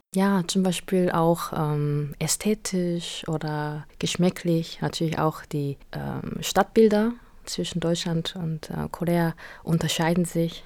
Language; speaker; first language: German; non-native, fluent; Korean